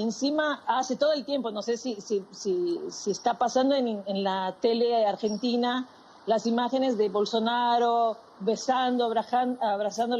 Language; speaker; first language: Spanish; non-native, fluent; Portuguese